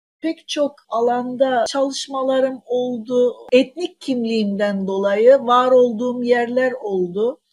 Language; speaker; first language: Turkish; non-native, local second language; Armenian